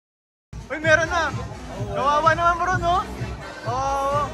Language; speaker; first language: Filipino; native; Filipino